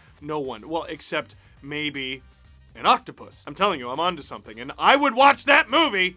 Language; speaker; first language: English; native; English